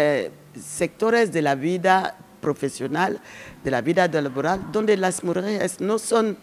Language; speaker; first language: Spanish; non-native, learner; French